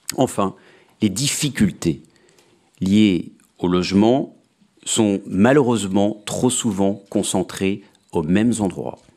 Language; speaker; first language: French; native; French